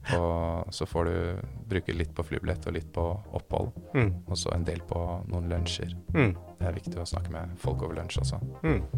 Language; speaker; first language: Norwegian; native; Norwegian